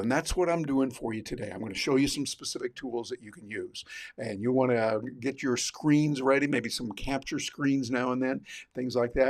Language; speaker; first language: English; native; English